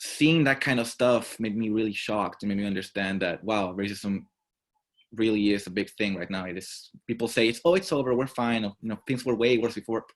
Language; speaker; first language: English; non-native, fluent; Spanish